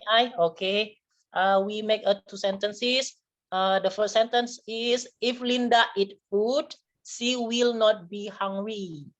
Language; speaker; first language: English; non-native, learner; Indonesian